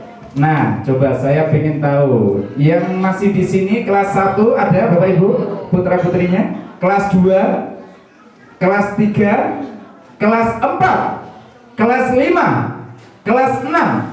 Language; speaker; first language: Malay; non-native, local second language; Javanese